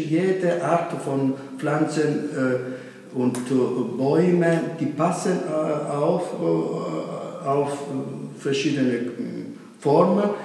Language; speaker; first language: German; non-native, learner; Italian